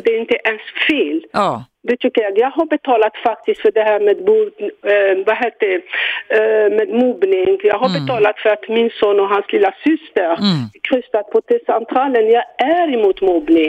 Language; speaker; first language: Swedish; non-native, fluent; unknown